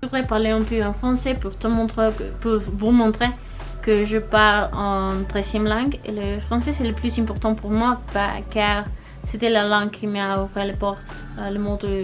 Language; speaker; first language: French; non-native, learner; Spanish